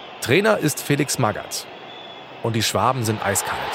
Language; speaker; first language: German; native; German